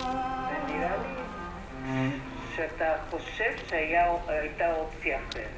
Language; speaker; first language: Hebrew; non-native, fluent; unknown